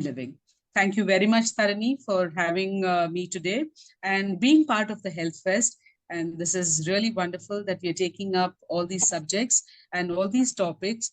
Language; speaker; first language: English; non-native, local second language; Tamil